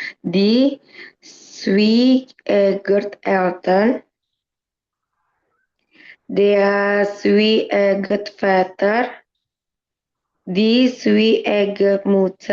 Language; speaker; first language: German; non-native, learner; Indonesian